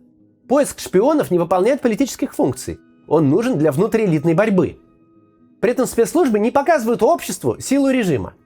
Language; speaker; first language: Russian; native; Russian